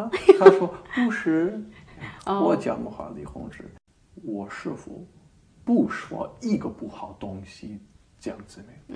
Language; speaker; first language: Chinese; non-native, learner; English